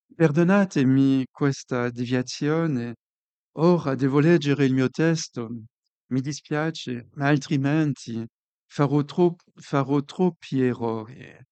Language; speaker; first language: Italian; non-native, fluent; French